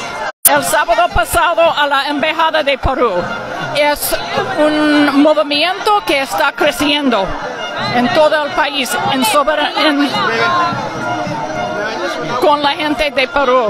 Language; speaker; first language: Spanish; non-native, learner; English